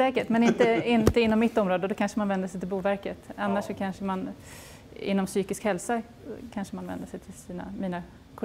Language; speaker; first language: Swedish; native; Swedish